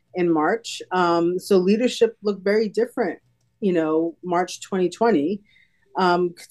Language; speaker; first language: English; native; English